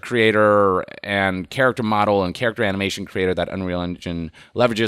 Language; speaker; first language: English; native; English